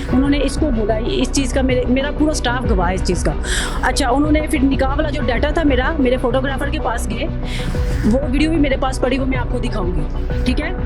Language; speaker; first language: Urdu; native; Urdu